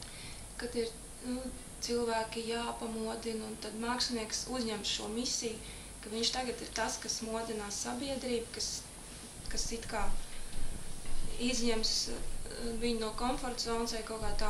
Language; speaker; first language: Latvian; native; Latvian